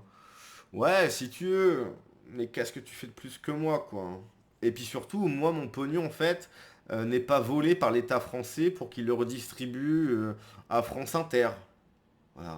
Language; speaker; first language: French; native; French